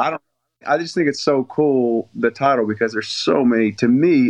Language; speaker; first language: English; native; English